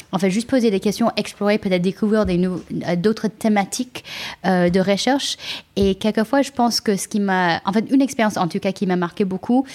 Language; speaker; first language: French; non-native, fluent; English